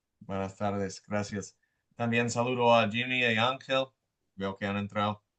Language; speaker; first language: Spanish; non-native, fluent; English